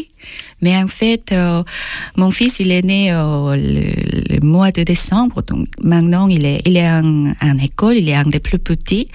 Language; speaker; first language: French; non-native, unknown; Korean